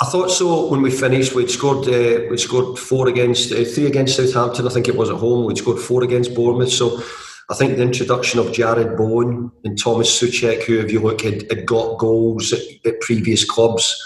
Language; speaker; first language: English; native; English